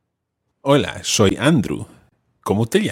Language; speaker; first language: Spanish; non-native, fluent; English